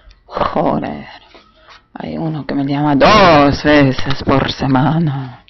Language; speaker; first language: Spanish; non-native, fluent; German